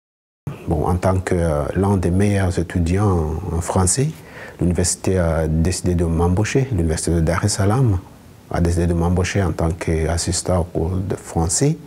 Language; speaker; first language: French; non-native, fluent; Swahili